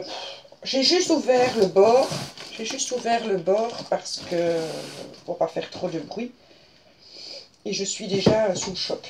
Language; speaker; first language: French; native; French